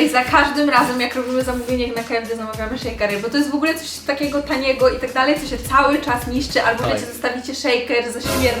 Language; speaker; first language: Polish; native; Polish